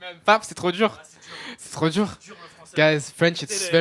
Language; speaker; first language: English; non-native, fluent; French